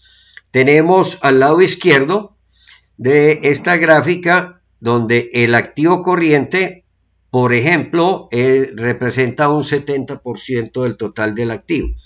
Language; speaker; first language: Spanish; native; Spanish